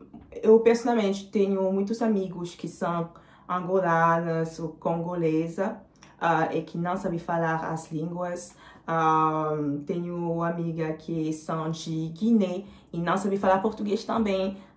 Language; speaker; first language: Portuguese; non-native, learner; Lingala